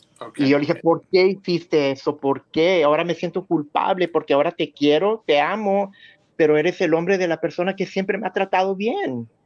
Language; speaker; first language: Spanish; early bilingual, heritage; Spanish